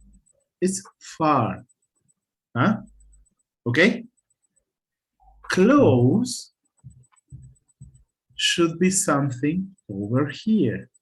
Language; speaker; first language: English; non-native, fluent; Spanish